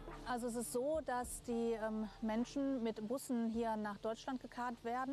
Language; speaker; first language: German; native; German